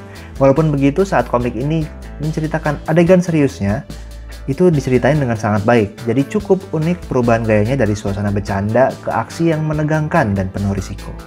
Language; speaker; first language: Indonesian; native; Indonesian